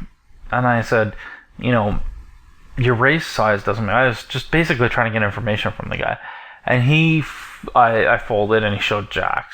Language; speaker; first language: English; native; English